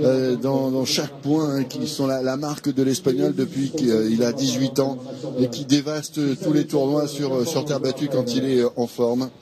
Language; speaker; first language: French; native; French